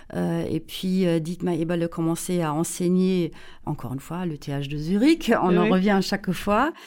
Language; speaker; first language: French; non-native, fluent; German